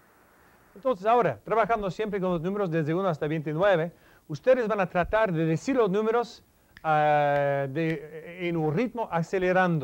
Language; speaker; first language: Spanish; non-native, fluent; English